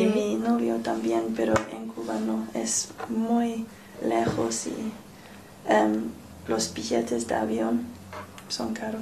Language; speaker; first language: Spanish; non-native, learner; English